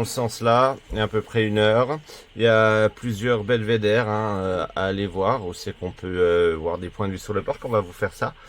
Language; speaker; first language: French; native; French